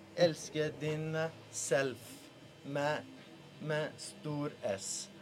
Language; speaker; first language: Norwegian; non-native, learner; Persian